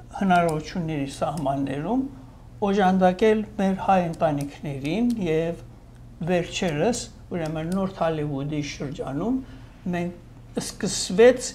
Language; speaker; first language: Armenian; native; Armenian